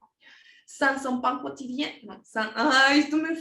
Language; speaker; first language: French; non-native, fluent; Spanish